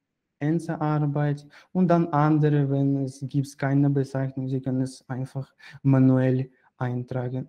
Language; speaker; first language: German; non-native, fluent; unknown